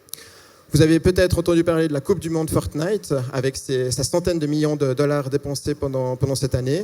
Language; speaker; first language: French; native; French